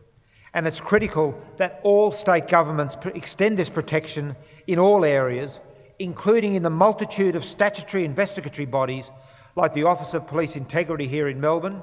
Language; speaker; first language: English; native; English